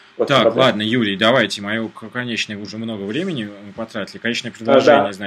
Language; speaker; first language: Russian; native; Russian